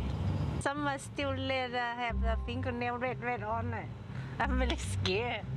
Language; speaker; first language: English; non-native, learner; Cantonese